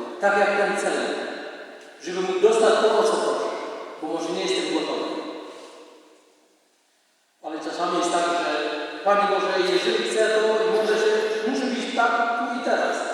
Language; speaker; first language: Polish; non-native, fluent; Indonesian